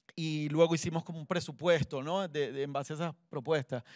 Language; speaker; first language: Spanish; native; Spanish